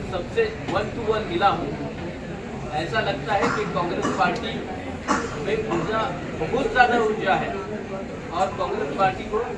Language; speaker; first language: Hindi; non-native, local second language; Marathi